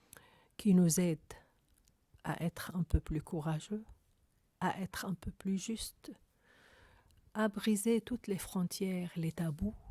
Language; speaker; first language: French; non-native, fluent; Arabic